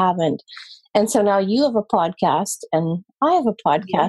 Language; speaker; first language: English; native; English